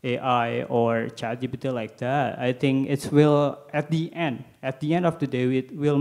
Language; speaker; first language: English; non-native, learner; Indonesian